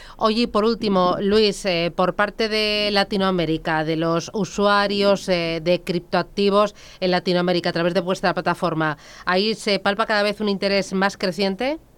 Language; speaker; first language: Spanish; native; Spanish